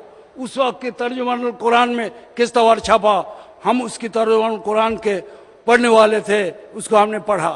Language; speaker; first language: Urdu; non-native, fluent; Bangla